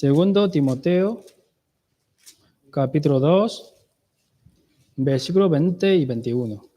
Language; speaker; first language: Spanish; non-native, learner; Chinese